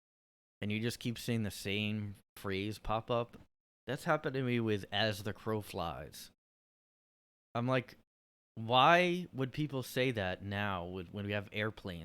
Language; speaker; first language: English; native; English